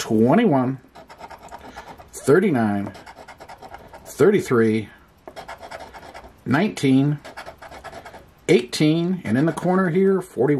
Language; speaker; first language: English; native; English